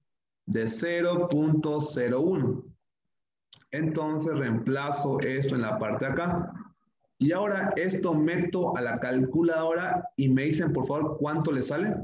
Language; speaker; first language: Spanish; native; Spanish